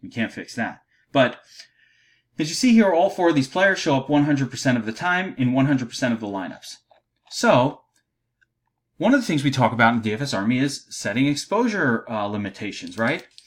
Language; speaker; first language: English; native; English